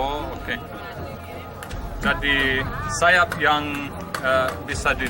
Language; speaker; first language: Indonesian; non-native, learner; English